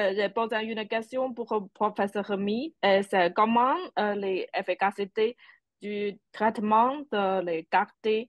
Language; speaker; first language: French; non-native, fluent; Chinese